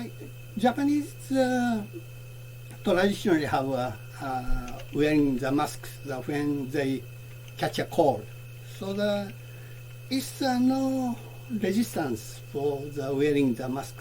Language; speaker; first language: English; non-native, learner; Japanese